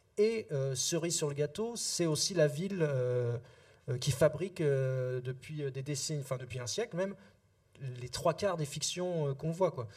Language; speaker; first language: French; native; French